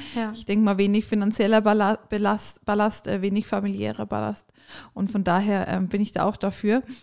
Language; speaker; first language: German; native; German